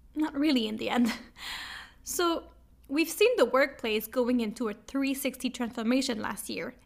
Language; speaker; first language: English; non-native, fluent; French